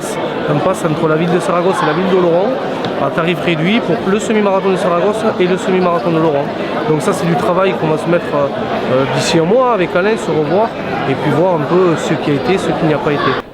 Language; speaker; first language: French; native; French